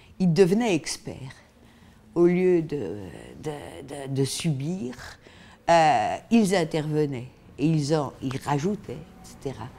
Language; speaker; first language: French; native; French